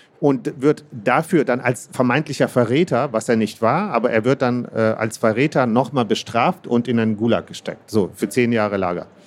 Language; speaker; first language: German; early bilingual, other home language; Russian